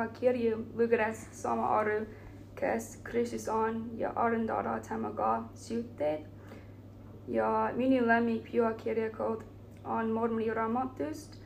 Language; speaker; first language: Estonian; non-native, learner; Finnish